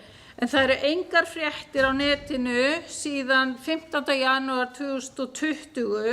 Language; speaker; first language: Icelandic; native; Icelandic